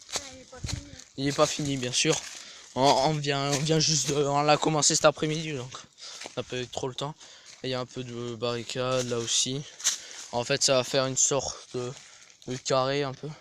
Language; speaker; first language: French; native; French